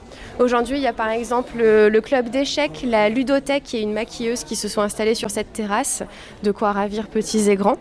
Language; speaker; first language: French; native; French